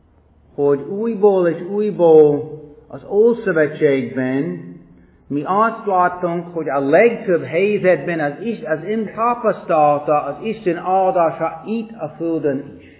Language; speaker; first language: Hungarian; non-native, fluent; English